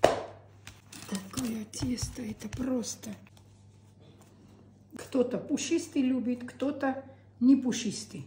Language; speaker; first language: Russian; non-native, local second language; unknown